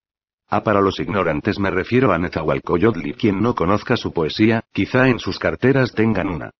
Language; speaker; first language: Spanish; native; Spanish